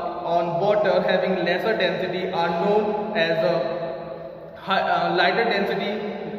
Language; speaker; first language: English; non-native, local second language; Hindi